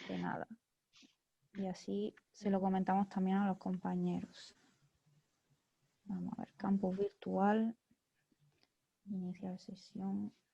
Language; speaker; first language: Spanish; native; Spanish